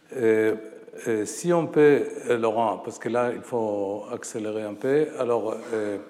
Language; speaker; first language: French; non-native, fluent; Hebrew